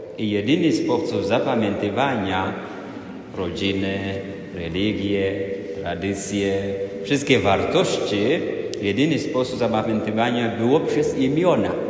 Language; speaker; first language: Polish; non-native, fluent; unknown